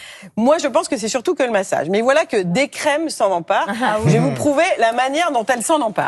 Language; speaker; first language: French; native; French